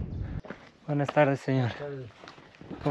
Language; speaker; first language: Spanish; non-native, learner; Turkish